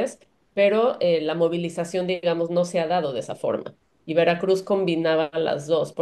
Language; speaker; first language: Spanish; native; Spanish